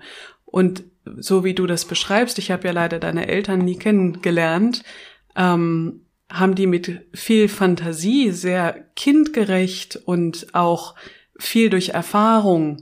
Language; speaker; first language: German; native; German